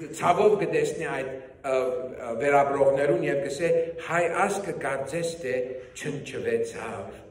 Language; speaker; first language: Armenian; early bilingual, heritage; Armenian